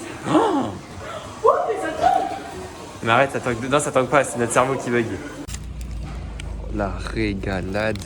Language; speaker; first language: French; native; French